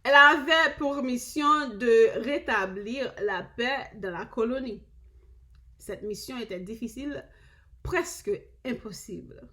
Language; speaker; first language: French; non-native, learner; English